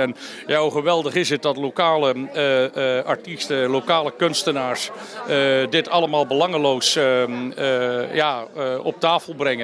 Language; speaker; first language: Dutch; native; Dutch